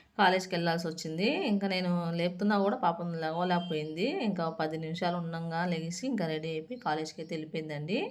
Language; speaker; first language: Telugu; native; Telugu